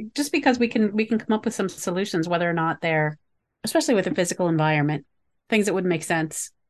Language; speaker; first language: English; native; English